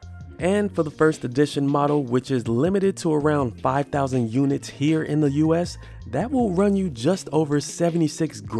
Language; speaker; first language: English; native; English